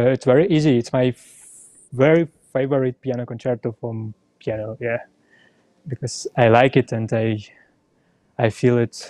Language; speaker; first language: English; non-native, learner; Russian